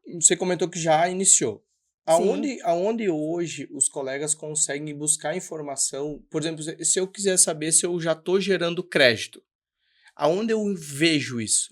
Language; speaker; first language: Portuguese; native; Portuguese